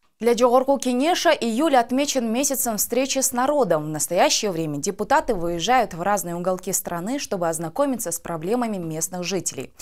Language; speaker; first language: Russian; non-native, local second language; Kyrgyz